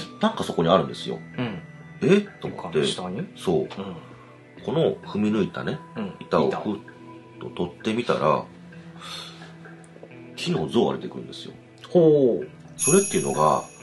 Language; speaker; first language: Japanese; native; Japanese